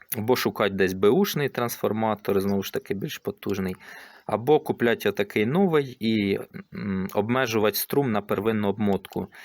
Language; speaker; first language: Ukrainian; native; Ukrainian